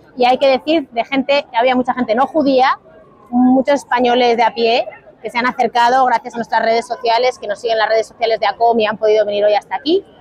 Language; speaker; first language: Spanish; native; Spanish